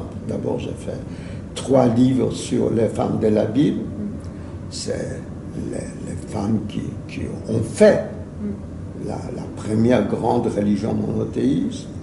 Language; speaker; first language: French; non-native, fluent; Yiddish